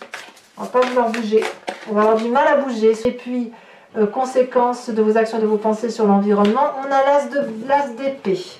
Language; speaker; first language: French; native; French